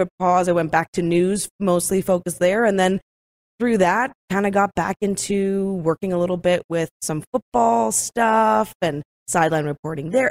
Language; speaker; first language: English; native; English